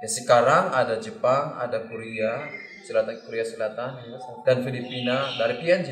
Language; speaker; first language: Indonesian; non-native, learner; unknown